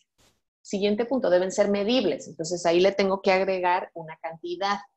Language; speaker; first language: Spanish; native; Spanish